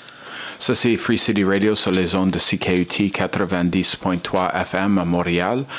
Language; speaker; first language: French; non-native, learner; English